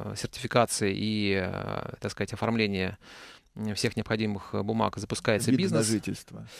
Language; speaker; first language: Russian; native; Russian